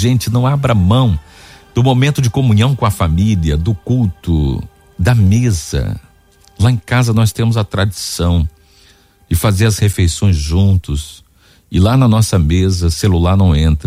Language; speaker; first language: Portuguese; native; Portuguese